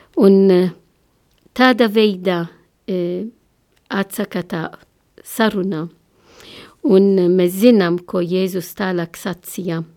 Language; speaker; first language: Latvian; non-native, learner; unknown